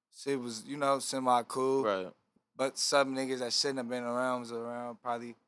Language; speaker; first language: English; native; English